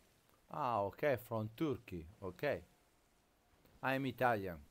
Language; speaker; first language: English; non-native, learner; Italian